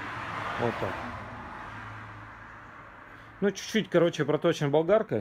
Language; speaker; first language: Russian; native; Russian